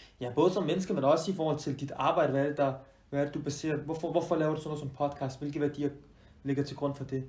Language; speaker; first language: Danish; early bilingual, other home language; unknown